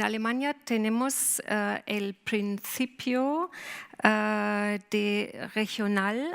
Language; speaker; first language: Spanish; non-native, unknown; German